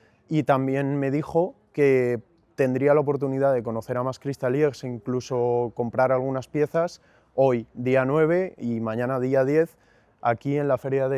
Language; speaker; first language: Spanish; native; Spanish